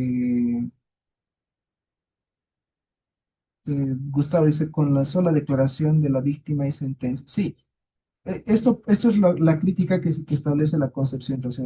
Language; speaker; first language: Spanish; native; Spanish